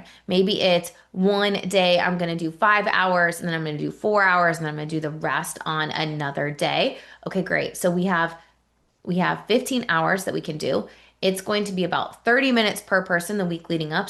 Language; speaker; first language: English; native; English